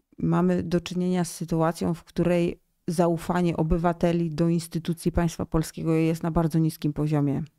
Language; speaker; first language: Polish; native; Polish